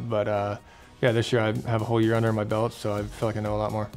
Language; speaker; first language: English; native; English